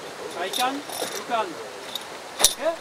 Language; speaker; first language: English; non-native, learner; French